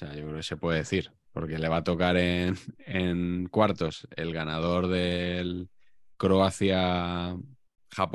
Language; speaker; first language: Spanish; native; Spanish